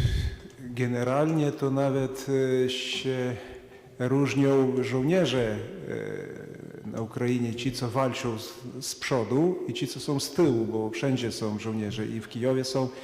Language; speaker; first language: Polish; non-native, fluent; Ukrainian